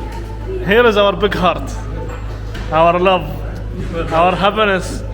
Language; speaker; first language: English; non-native, local second language; Hindi